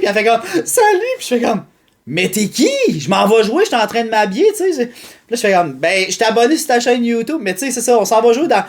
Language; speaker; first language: French; native; French